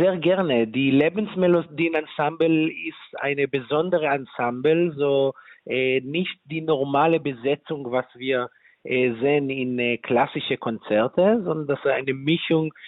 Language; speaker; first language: German; non-native, fluent; Hebrew